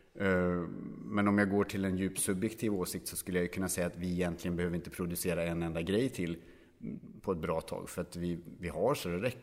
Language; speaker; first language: Swedish; native; Swedish